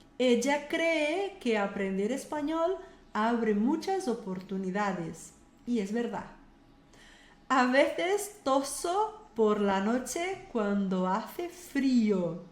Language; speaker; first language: Spanish; non-native, fluent; Portuguese